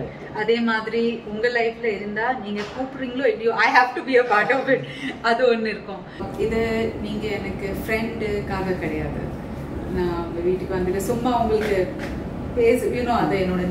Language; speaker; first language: Tamil; non-native, local second language; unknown